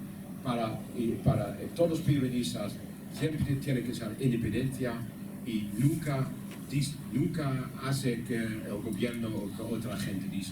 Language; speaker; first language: Spanish; non-native, learner; Dutch